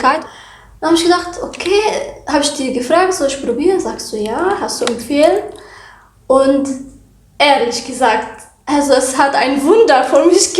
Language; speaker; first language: German; non-native, learner; Arabic